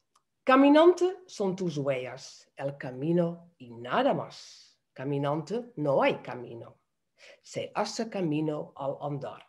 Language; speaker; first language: Spanish; non-native, fluent; Dutch